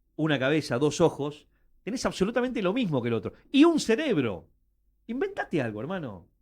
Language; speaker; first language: Spanish; early bilingual, other home language; Chinese